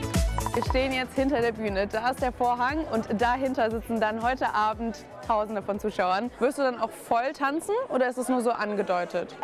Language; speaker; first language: German; native; German